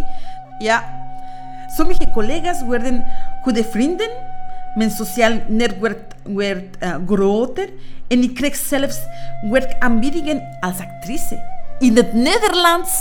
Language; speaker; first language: Dutch; non-native, fluent; Spanish